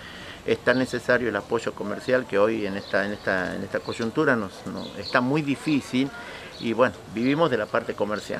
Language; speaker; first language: Spanish; native; Spanish